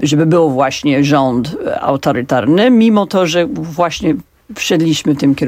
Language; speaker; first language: Polish; non-native, fluent; English